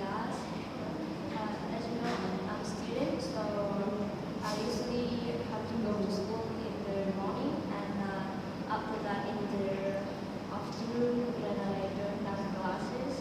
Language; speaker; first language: English; non-native, fluent; Vietnamese